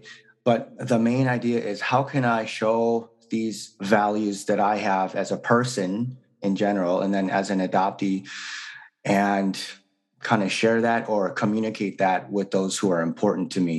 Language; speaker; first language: English; native; English